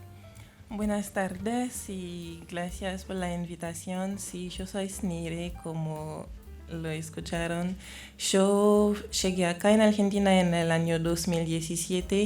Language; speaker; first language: Spanish; non-native, fluent; Haitian Creole